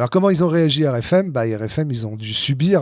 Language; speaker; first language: French; native; French